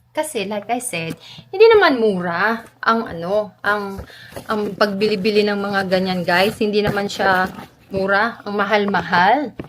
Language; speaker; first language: Filipino; native; Filipino